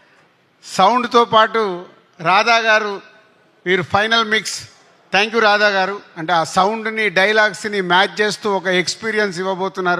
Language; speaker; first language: Telugu; native; Telugu